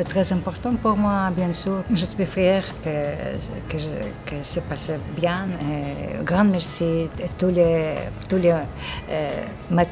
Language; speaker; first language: French; non-native, learner; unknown